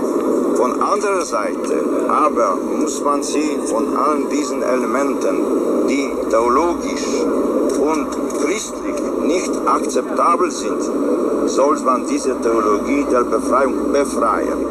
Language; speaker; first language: German; non-native, fluent; Polish